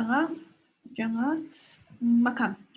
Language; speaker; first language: Indonesian; non-native, learner; Turkish